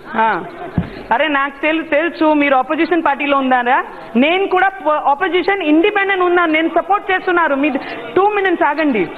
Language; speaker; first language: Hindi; non-native, local second language; Punjabi